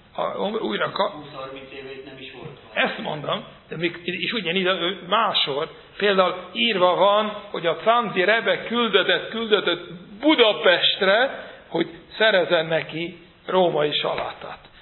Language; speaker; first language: Hungarian; non-native, fluent; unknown